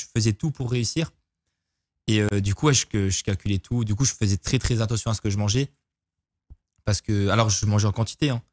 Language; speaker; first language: French; native; French